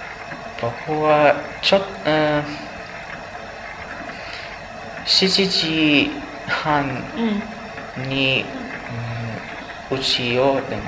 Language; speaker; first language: Japanese; non-native, learner; English